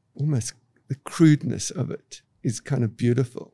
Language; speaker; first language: English; native; English